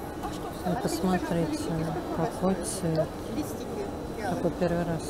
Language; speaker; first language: Russian; native; Russian